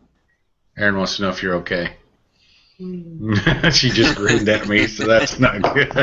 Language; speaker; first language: English; native; English